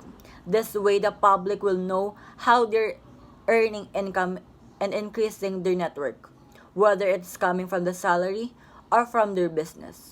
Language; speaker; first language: English; non-native, local second language; Filipino